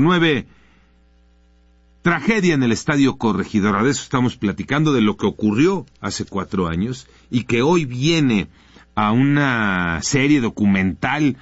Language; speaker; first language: Spanish; native; Spanish